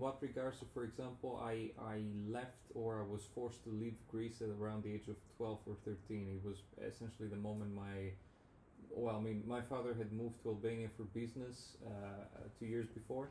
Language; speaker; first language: English; non-native, fluent; Greek